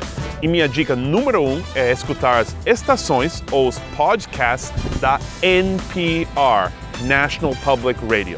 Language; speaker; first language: Portuguese; non-native, fluent; English